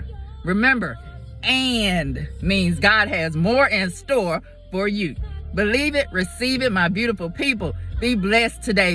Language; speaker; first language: English; native; English